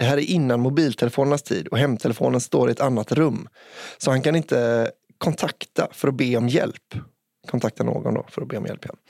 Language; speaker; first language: Swedish; native; Swedish